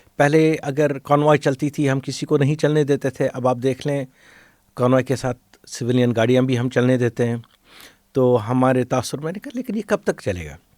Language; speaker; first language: Urdu; non-native, local second language; Kashmiri